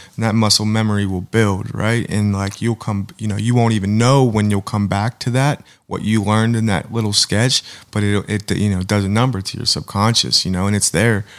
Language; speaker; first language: English; native; English